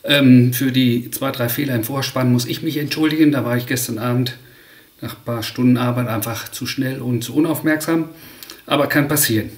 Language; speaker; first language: German; native; German